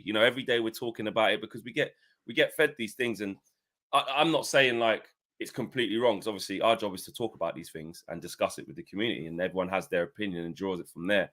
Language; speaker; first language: English; native; English